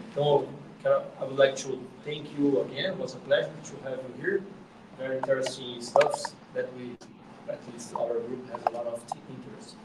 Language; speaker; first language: English; non-native, fluent; Portuguese